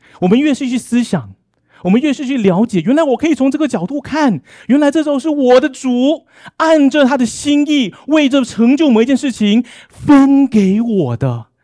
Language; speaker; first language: Chinese; native; Chinese